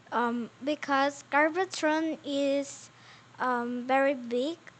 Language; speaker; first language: English; non-native, learner; Korean